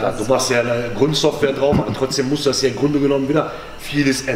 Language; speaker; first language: German; native; German